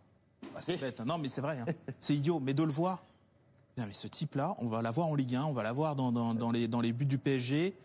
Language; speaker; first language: French; native; French